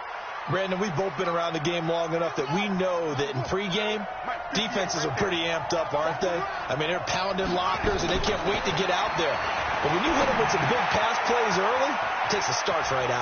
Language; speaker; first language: English; native; English